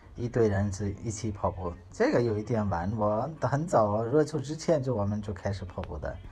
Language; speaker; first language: Chinese; non-native, learner; Hindi